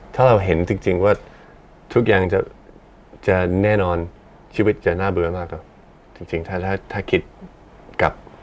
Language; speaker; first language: Thai; non-native, fluent; English